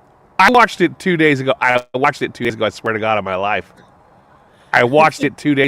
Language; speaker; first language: English; native; English